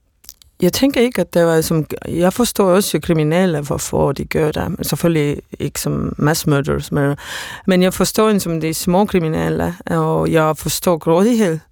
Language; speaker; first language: Danish; non-native, fluent; Estonian